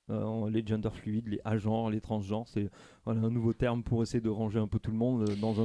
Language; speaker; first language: French; native; French